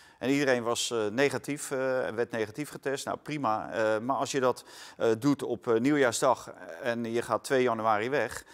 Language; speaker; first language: Dutch; native; Dutch